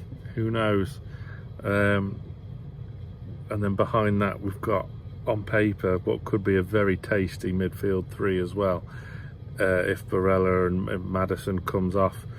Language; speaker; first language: English; native; English